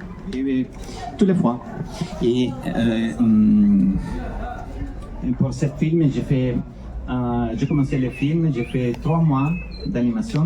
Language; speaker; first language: French; non-native, fluent; Italian